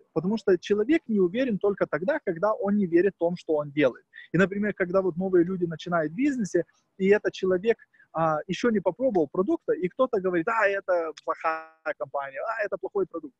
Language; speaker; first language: Russian; non-native, fluent; Lithuanian